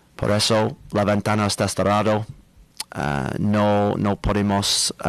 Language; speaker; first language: Spanish; non-native, fluent; English